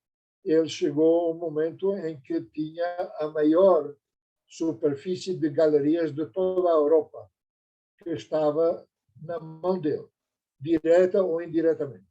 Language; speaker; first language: Portuguese; non-native, fluent; Persian